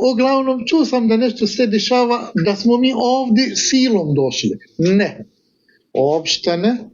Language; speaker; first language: Bosnian; non-native, fluent; Arabic